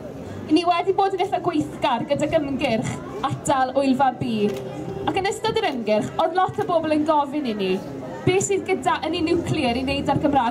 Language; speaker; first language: Welsh; native; Welsh